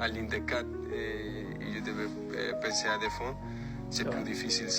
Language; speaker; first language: French; non-native, fluent; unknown